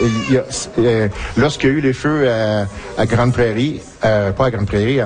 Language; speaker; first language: French; native; French